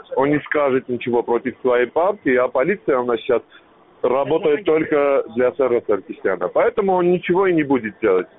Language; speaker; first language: Russian; non-native, local second language; Armenian